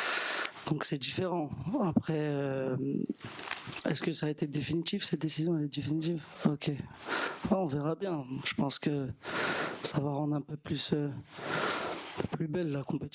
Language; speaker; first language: French; native; French